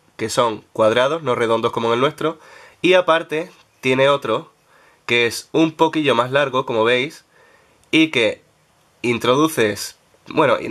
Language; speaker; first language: Spanish; native; Spanish